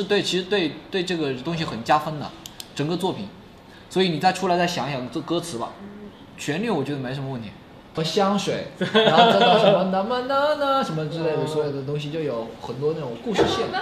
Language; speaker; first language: Chinese; native; Chinese